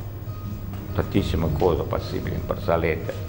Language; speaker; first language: Italian; non-native, learner; Russian